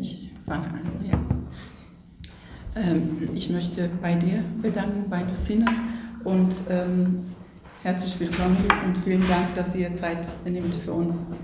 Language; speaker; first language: German; non-native, fluent; Turkish